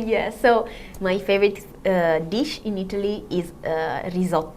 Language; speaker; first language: English; non-native, fluent; Italian